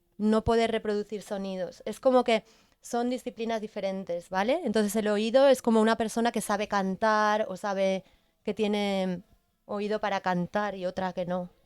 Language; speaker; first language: Spanish; native; Spanish